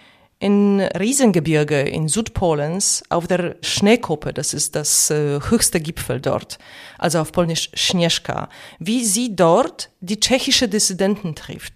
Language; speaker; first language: German; non-native, fluent; Polish